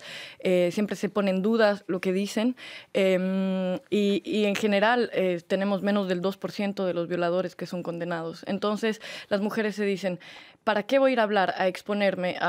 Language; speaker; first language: Spanish; native; Spanish